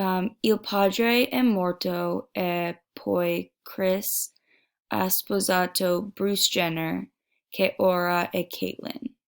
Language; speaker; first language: Italian; non-native, learner; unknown